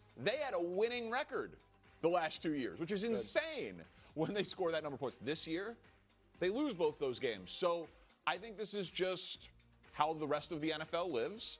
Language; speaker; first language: English; native; English